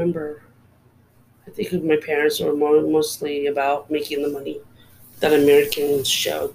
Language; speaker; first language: English; non-native, fluent; Portuguese